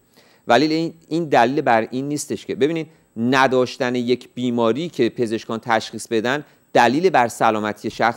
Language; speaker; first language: Persian; native; Persian